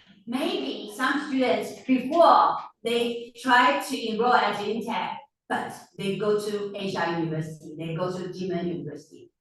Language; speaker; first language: English; non-native, fluent; Chinese